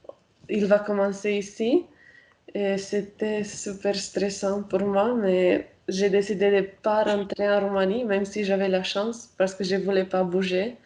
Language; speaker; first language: French; non-native, fluent; Romanian